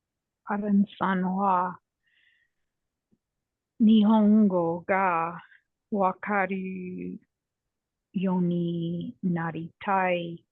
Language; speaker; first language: Japanese; non-native, learner; English